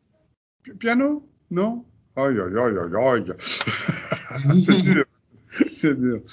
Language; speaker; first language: French; non-native, fluent; Dutch